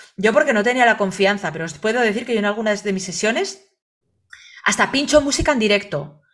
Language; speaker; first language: Spanish; native; Spanish